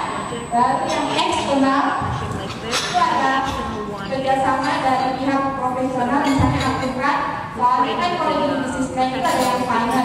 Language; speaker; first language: Indonesian; native; Indonesian